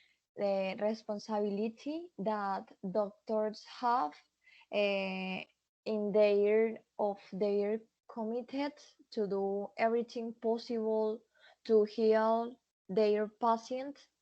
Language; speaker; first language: English; non-native, learner; Spanish